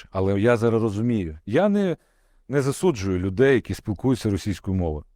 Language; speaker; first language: Ukrainian; non-native, local second language; Russian